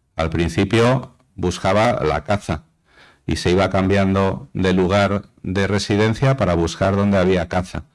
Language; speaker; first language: Spanish; native; Spanish